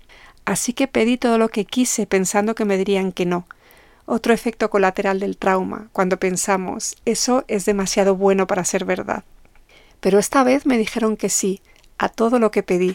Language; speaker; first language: Spanish; native; Spanish